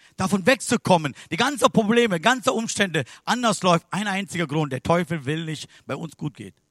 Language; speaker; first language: German; non-native, learner; Sinhala